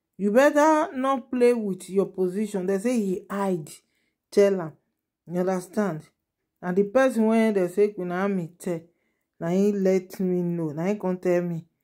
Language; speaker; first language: Nigerian Pidgin; non-native, local second language; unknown